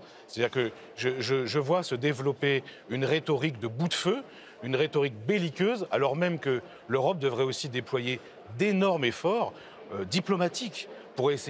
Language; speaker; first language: French; native; French